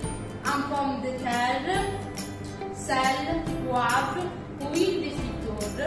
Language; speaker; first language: French; non-native, learner; Italian